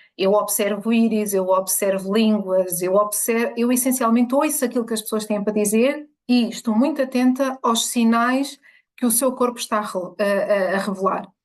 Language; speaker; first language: Portuguese; early bilingual, other home language; Spanish